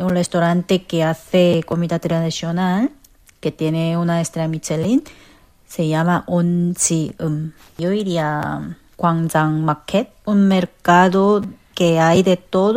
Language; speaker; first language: Spanish; non-native, fluent; Korean